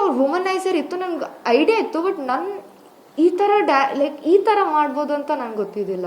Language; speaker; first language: Kannada; non-native, local second language; Kodava